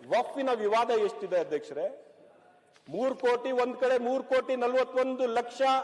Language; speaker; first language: Kannada; non-native, local second language; Urdu